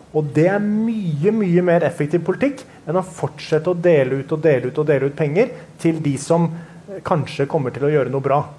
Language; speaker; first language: Norwegian; native; Norwegian